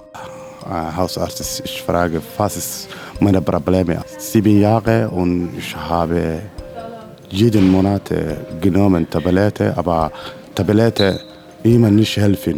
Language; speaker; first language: German; non-native, learner; Somali